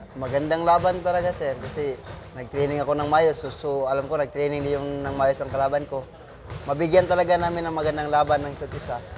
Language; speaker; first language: Filipino; native; Filipino